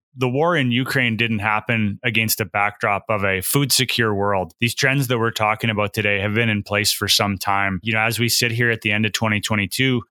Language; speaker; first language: English; native; English